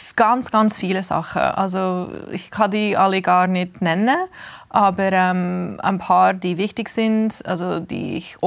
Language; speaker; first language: German; early bilingual, heritage; English